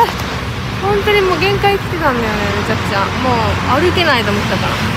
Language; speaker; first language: Japanese; native; Japanese